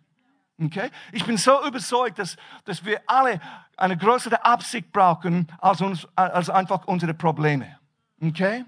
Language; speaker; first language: German; non-native, fluent; English